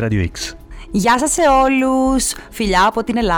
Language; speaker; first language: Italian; non-native, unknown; Greek